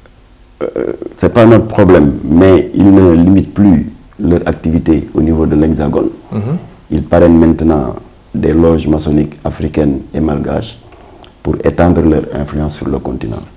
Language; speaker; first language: French; non-native, local second language; Wolof